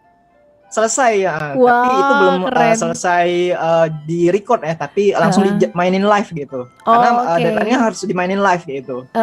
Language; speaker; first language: Indonesian; native; Indonesian